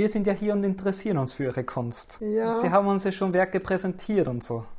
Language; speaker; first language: German; native; German